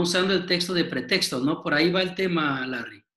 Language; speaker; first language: Spanish; native; Spanish